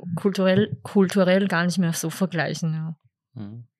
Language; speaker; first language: German; non-native, fluent; Chinese